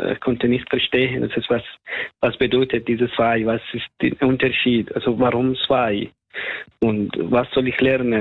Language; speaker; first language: German; non-native, fluent; Persian